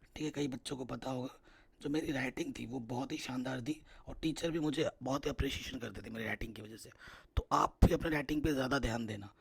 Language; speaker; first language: Hindi; native; Hindi